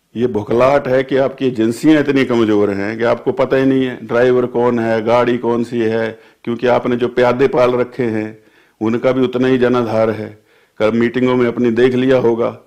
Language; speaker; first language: Hindi; native; Hindi